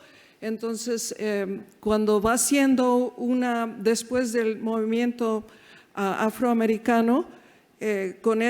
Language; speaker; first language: Spanish; early bilingual, heritage; Spanish